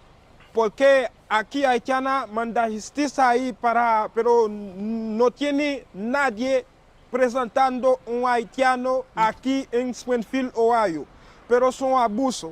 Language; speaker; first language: Spanish; non-native, learner; Haitian Creole